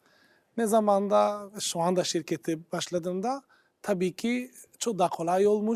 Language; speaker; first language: Turkish; non-native, fluent; Italian